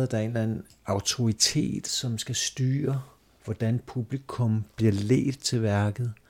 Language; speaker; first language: Danish; native; Danish